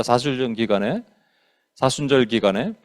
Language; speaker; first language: Korean; native; Korean